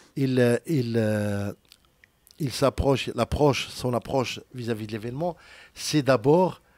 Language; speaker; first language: French; non-native, local second language; Arabic